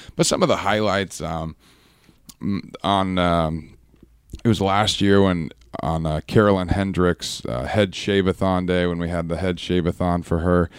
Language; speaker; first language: English; native; English